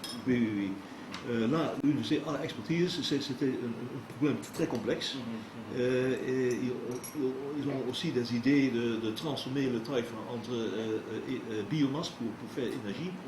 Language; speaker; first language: French; non-native, fluent; Dutch